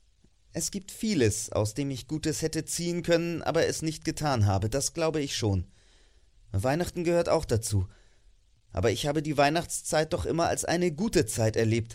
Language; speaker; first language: German; native; German